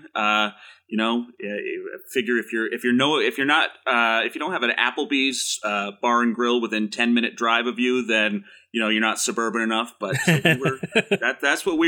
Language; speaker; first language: English; native; English